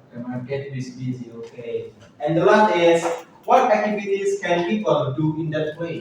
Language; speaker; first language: English; non-native, fluent; Indonesian